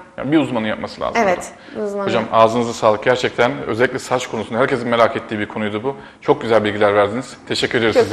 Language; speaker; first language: Turkish; native; Turkish